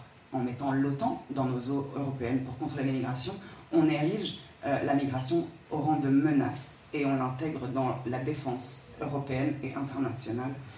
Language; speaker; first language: French; native; French